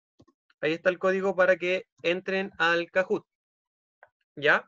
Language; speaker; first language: Spanish; native; Spanish